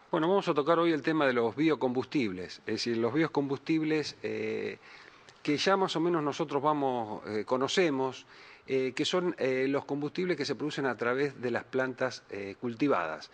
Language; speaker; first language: Spanish; native; Spanish